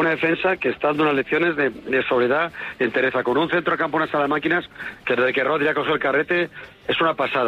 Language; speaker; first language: Spanish; native; Spanish